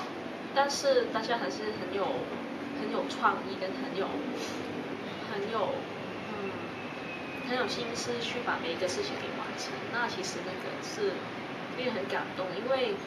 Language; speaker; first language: Chinese; non-native, local second language; Cantonese